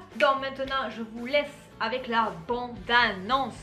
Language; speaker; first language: French; native; French